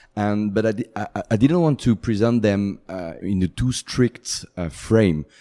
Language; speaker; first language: English; non-native, fluent; French